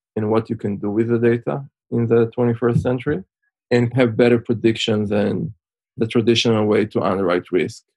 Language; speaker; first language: English; non-native, fluent; Hebrew